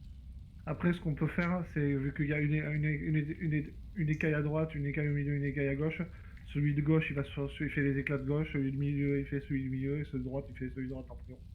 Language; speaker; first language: French; native; French